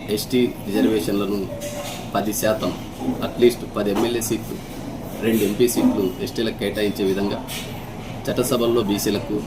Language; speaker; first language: Telugu; native; Telugu